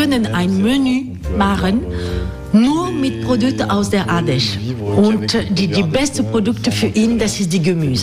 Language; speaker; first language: German; non-native, learner; French